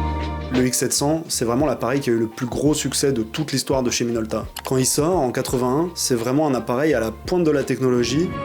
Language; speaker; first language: French; native; French